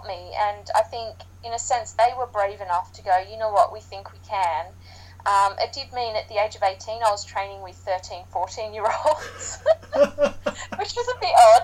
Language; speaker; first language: English; native; English